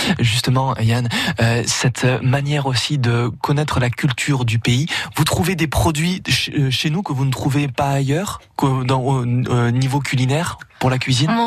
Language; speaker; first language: French; native; French